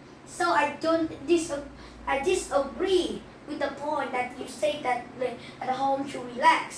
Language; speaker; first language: English; non-native, learner; Vietnamese